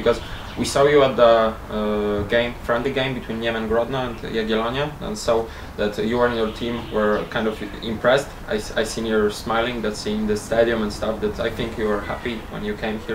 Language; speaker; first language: English; non-native, fluent; Polish